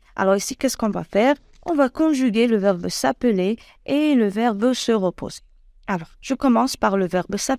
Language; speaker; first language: French; non-native, local second language; Arabic